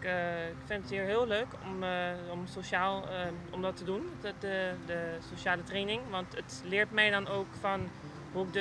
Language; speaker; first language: Dutch; non-native, local second language; Papiamento